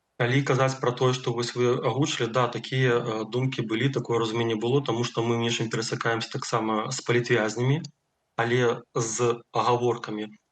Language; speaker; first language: Belarusian; non-native, local second language; Russian